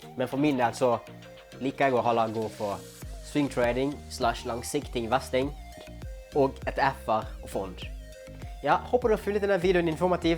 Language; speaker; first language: Norwegian; native; Norwegian